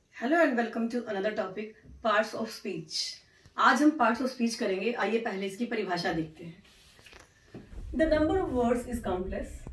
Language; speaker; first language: Hindi; native; Hindi